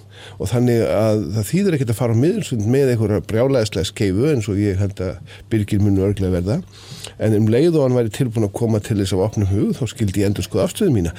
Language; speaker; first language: Icelandic; native; Icelandic